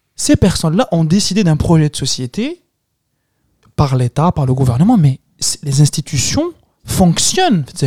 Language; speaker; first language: French; non-native, local second language; Arabic